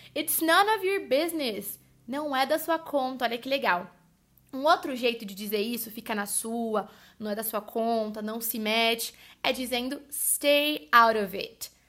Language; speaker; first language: Portuguese; native; Portuguese